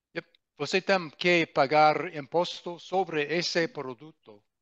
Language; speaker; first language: Portuguese; non-native, learner; English